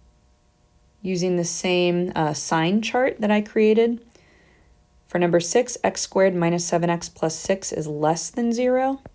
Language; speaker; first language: English; native; English